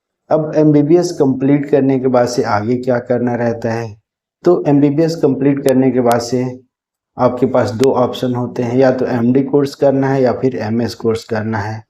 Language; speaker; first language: Hindi; native; Hindi